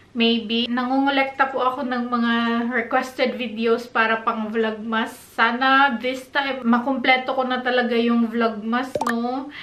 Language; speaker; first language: Filipino; non-native, local second language; Cebuano